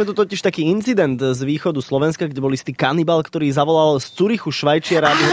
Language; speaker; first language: Slovak; native; Slovak